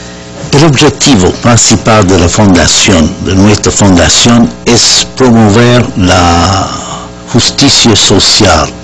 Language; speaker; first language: Spanish; non-native, fluent; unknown